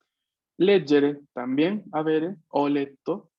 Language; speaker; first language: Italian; non-native, fluent; Spanish